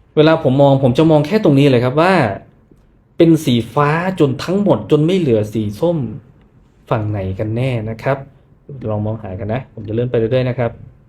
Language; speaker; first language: Thai; native; Thai